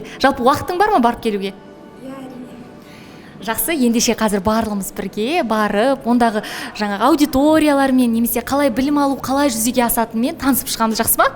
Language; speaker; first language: Kazakh; native; Kazakh